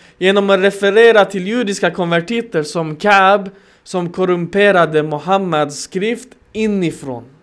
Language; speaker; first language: Swedish; non-native, fluent; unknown